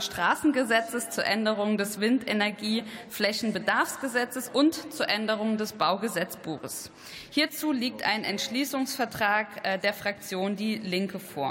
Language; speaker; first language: German; native; German